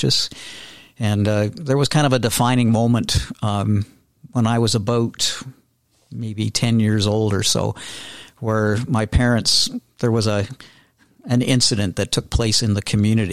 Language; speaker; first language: English; native; English